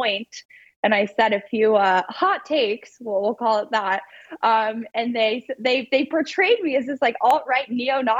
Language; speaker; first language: English; native; English